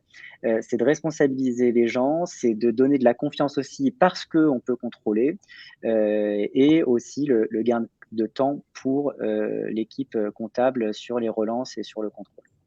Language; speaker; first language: French; native; French